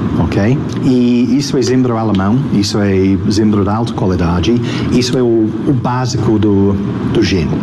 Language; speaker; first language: Portuguese; non-native, fluent; English